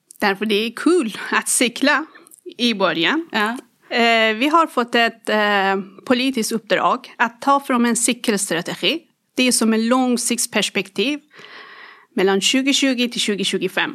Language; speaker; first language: Swedish; non-native, fluent; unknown